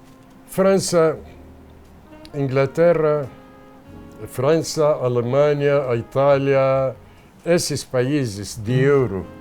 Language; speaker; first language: Portuguese; non-native, fluent; Arabic